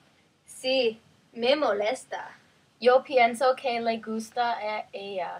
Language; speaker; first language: Spanish; non-native, learner; English